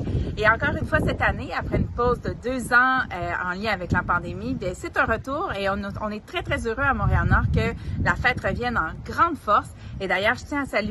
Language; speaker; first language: French; native; French